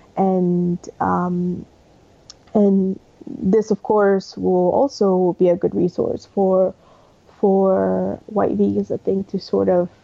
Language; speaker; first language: English; early bilingual, other home language; Spanish